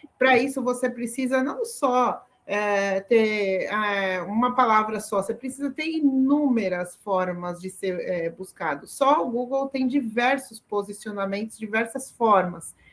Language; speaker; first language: Portuguese; early bilingual, other home language; Arabic